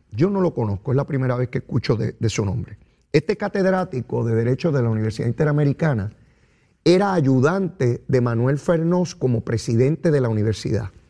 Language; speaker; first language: Spanish; native; Spanish